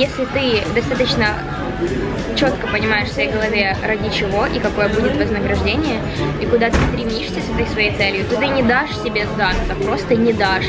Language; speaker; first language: Russian; native; Russian